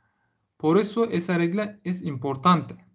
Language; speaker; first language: Spanish; non-native, learner; Turkish